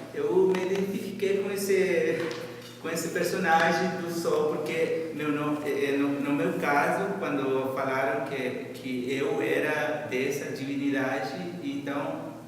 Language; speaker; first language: Portuguese; non-native, fluent; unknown